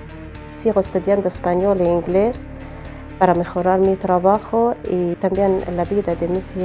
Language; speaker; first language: Spanish; non-native, learner; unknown